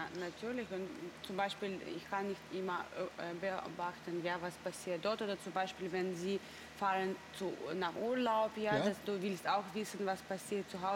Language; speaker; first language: German; non-native, learner; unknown